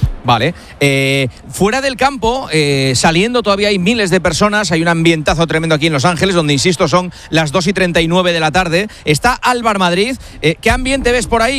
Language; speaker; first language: Spanish; native; Spanish